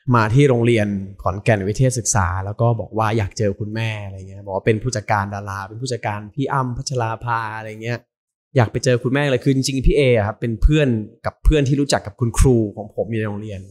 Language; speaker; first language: Thai; native; Thai